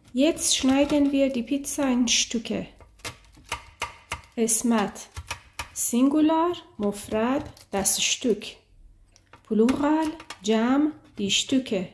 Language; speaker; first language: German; non-native, fluent; Persian